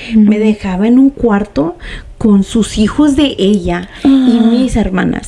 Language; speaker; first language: Spanish; early bilingual, heritage; Spanish